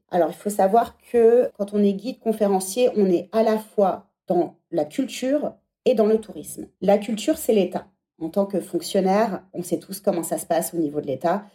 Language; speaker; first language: French; native; French